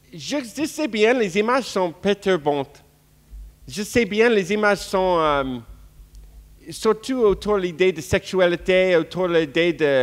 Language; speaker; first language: French; non-native, fluent; English